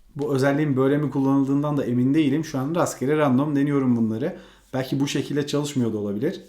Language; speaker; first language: Turkish; native; Turkish